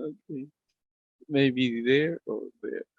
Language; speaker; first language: English; non-native, fluent; Spanish